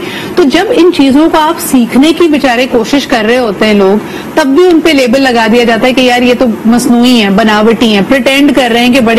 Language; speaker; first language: Urdu; native; Urdu